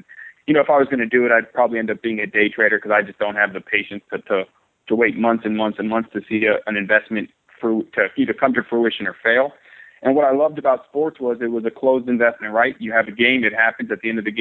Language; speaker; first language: English; native; English